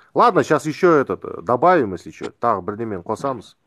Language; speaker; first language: Russian; non-native, local second language; Kazakh